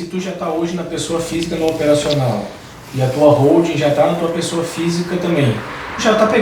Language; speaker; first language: Portuguese; native; Portuguese